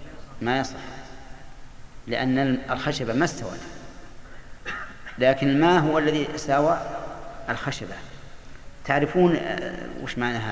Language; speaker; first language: Arabic; native; Arabic